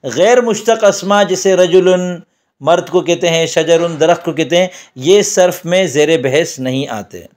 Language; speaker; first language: Urdu; native; Urdu